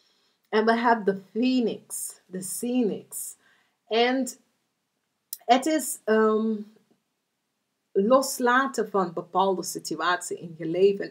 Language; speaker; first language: Dutch; non-native, learner; English